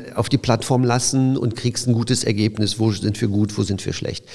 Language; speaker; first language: German; early bilingual, other home language; Polish